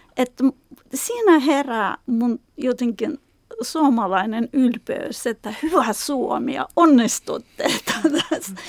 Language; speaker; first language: Finnish; non-native, fluent; Russian